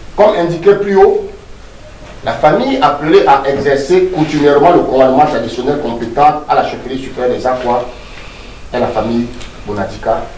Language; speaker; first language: French; non-native, local second language; Duala